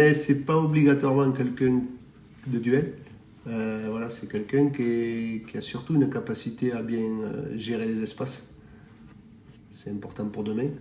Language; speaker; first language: French; native; French